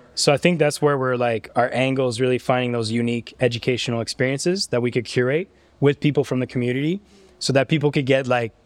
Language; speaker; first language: English; native; English